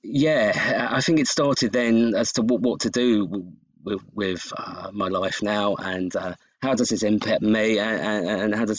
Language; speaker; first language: English; native; English